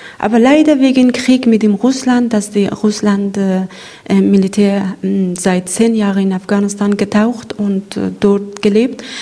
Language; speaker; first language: German; non-native, learner; Persian